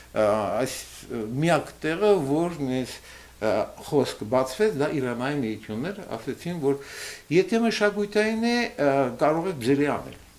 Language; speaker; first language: Armenian; early bilingual, heritage; Armenian